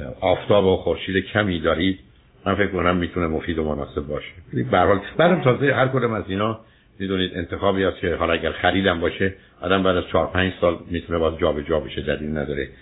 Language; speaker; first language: Persian; native; Persian